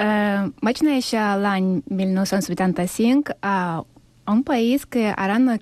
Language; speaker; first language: Catalan; non-native, fluent; Ukrainian